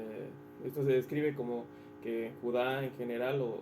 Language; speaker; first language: Spanish; native; Spanish